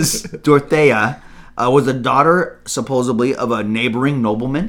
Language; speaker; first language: English; native; English